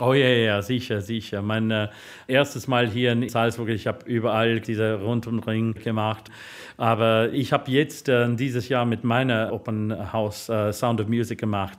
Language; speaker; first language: German; non-native, learner; English